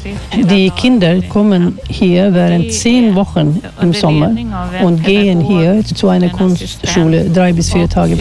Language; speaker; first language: German; non-native, learner; Swedish